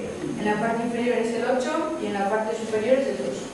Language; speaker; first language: Spanish; native; Spanish